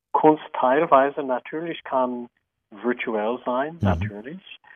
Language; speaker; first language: German; non-native, fluent; English